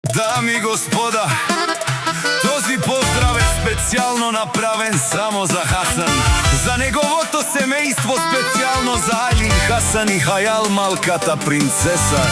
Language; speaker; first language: Bulgarian; non-native, local second language; Romany